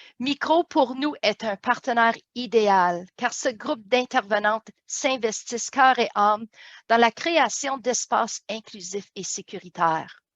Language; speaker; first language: French; native; French